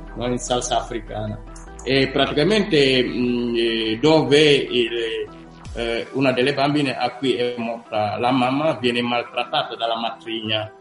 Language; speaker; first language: Italian; non-native, fluent; Wolof